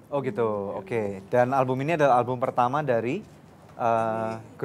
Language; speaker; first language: Indonesian; native; Indonesian